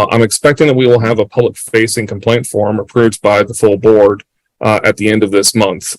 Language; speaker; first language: English; native; English